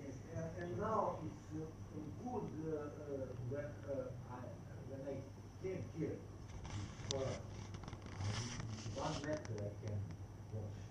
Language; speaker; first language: English; non-native, learner; Serbian